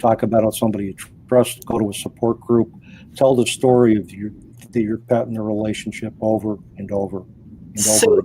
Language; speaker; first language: English; native; English